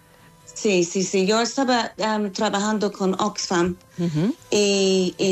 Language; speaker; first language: Spanish; non-native, fluent; English